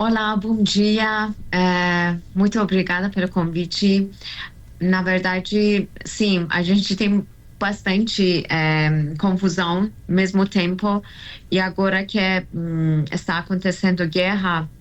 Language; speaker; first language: Portuguese; non-native, learner; Persian